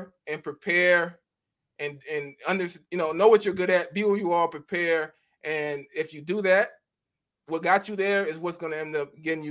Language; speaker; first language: English; native; English